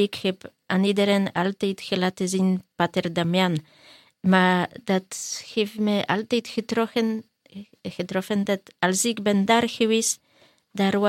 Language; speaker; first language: Dutch; non-native, learner; Polish